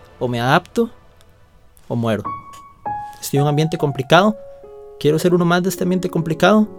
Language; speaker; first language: Spanish; native; Spanish